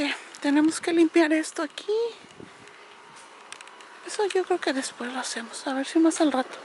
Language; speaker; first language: Spanish; native; Spanish